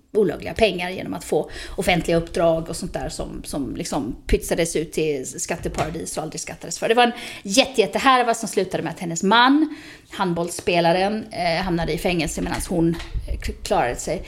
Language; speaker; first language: Swedish; native; Swedish